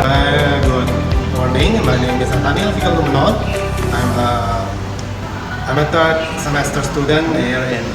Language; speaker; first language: English; non-native, fluent; Indonesian